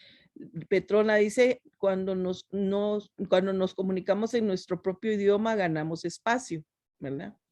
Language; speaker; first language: Spanish; native; Spanish